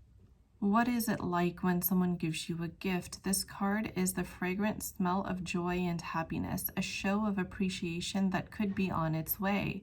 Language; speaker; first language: English; native; English